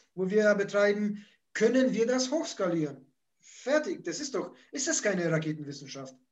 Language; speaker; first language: German; early bilingual, other home language; Polish